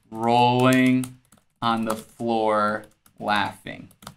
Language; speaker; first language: English; native; English